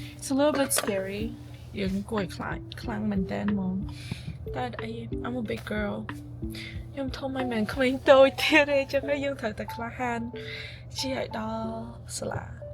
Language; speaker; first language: Khmer; early bilingual, heritage; Khmer